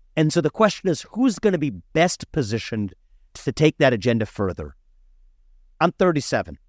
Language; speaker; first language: English; early bilingual, other home language; Hindi